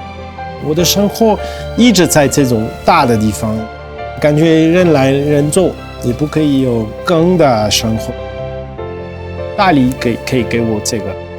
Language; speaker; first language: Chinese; non-native, fluent; French